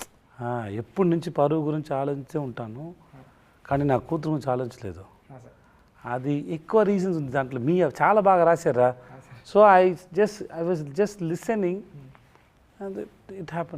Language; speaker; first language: Telugu; non-native, learner; Tamil